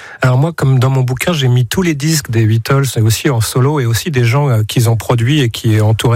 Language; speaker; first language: French; native; French